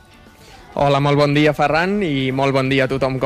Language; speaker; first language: Catalan; native; Catalan